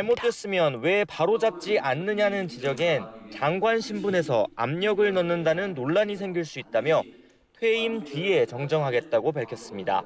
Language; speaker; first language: Korean; native; Korean